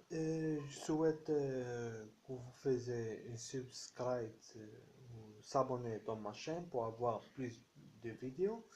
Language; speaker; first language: French; non-native, fluent; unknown